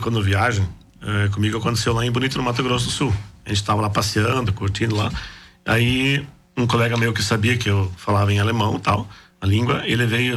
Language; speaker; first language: Portuguese; non-native, local second language; German